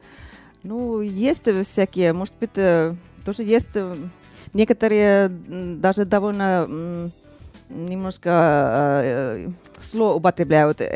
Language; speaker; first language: Russian; non-native, fluent; Finnish